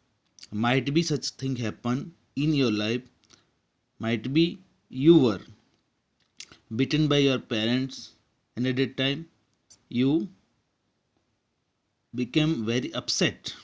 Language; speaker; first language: English; non-native, local second language; Gujarati